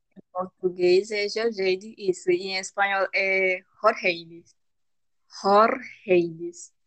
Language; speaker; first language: Portuguese; non-native, fluent; Spanish